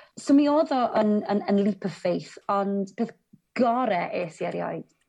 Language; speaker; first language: Welsh; native; Welsh